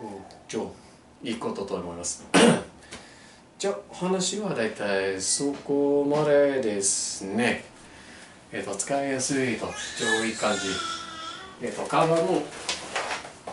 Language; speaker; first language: Japanese; non-native, learner; English